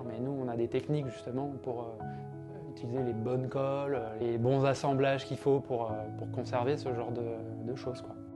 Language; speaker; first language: French; native; French